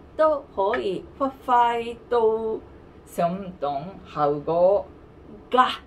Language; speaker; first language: Chinese; non-native, learner; Japanese